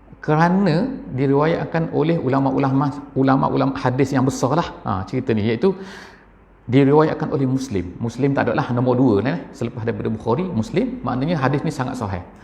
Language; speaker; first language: Malay; native; Malay